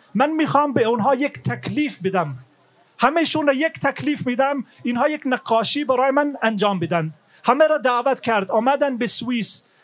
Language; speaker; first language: Persian; non-native, fluent; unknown